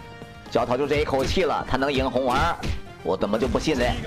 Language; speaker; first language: Chinese; native; Chinese